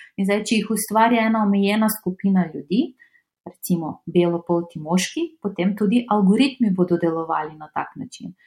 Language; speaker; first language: Slovenian; non-native, fluent; Macedonian